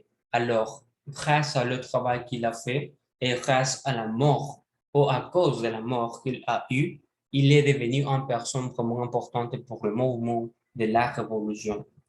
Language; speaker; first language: French; non-native, learner; Spanish